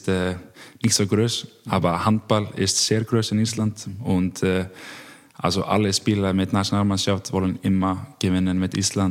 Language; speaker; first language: German; non-native, learner; Icelandic